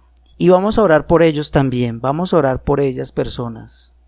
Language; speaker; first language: Spanish; native; Spanish